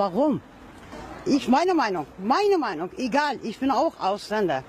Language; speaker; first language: German; non-native, learner; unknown